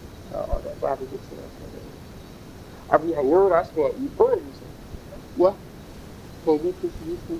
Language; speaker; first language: Danish; native; Danish